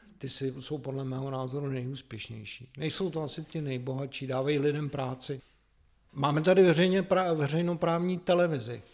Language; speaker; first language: Czech; native; Czech